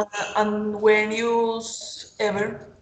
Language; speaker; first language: English; non-native, learner; Spanish